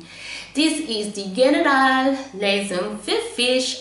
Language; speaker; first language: German; non-native, fluent; English